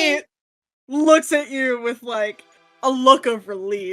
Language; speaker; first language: English; native; English